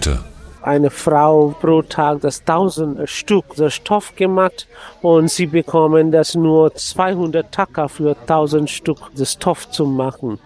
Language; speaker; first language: German; non-native, learner; Bangla